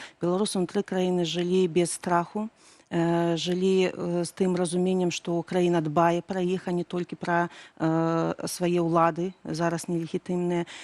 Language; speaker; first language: Belarusian; non-native, local second language; Russian